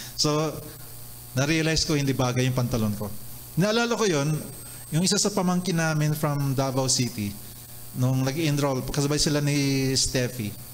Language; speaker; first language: Filipino; non-native, local second language; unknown